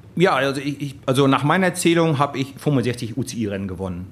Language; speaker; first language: German; native; German